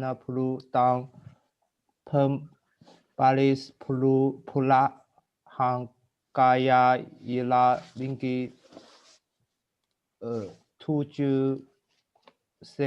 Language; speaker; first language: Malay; non-native, learner; Chinese